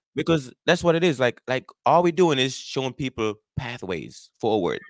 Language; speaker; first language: English; non-native, local second language; Jamaican Creole English